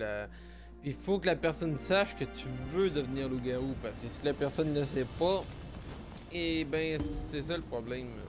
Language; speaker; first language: French; native; French